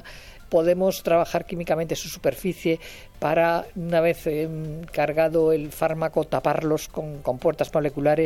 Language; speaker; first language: Spanish; native; Spanish